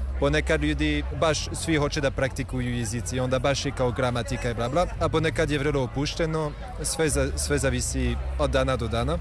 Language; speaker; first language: Serbian; non-native, learner; French